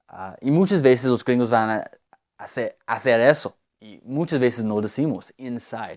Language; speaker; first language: Spanish; non-native, fluent; English